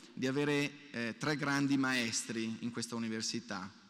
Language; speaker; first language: Italian; native; Italian